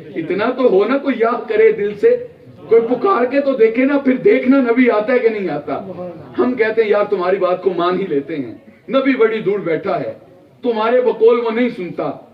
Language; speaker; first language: Urdu; non-native, local second language; Punjabi